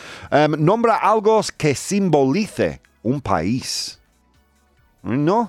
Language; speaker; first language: Spanish; non-native, fluent; English